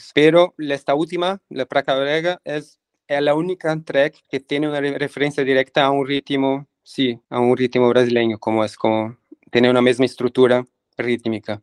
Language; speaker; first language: Spanish; non-native, fluent; Portuguese